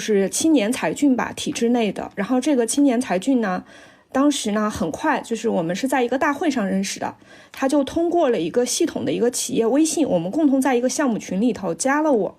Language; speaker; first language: Chinese; native; Chinese